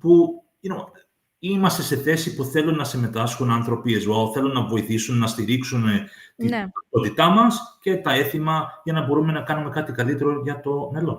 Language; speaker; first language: Greek; early bilingual, heritage; English